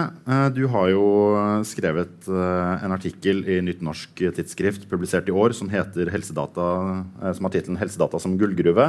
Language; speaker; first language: Norwegian; native; Norwegian